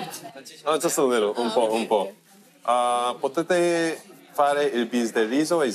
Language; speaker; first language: Italian; non-native, learner; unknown